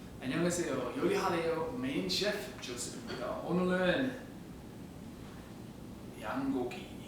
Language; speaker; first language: Korean; non-native, learner; English